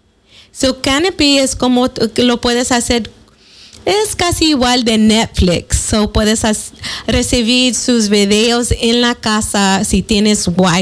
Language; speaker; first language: Spanish; non-native, fluent; English